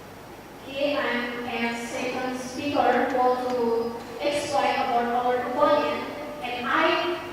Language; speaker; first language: English; non-native, learner; Indonesian